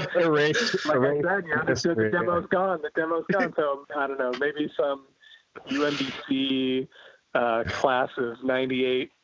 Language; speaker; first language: English; native; English